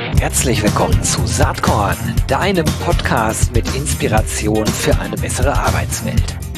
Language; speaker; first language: German; native; German